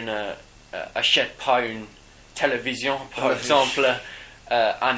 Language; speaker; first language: French; non-native, learner; English